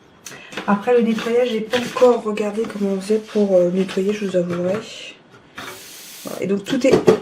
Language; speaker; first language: French; native; French